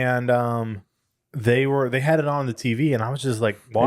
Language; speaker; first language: English; native; English